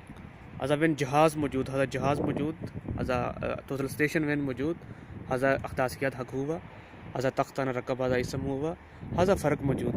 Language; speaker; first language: Arabic; non-native, learner; Urdu